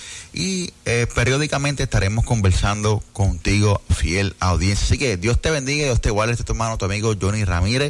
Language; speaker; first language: Spanish; native; Spanish